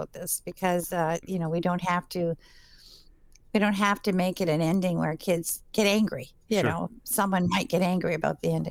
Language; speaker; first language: English; native; English